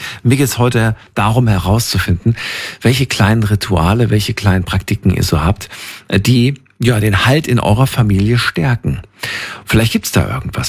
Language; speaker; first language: German; native; German